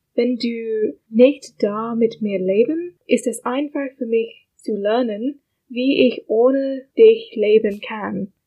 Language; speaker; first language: German; non-native, learner; English